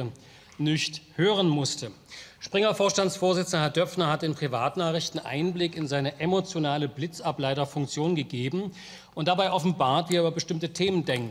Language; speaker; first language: German; native; German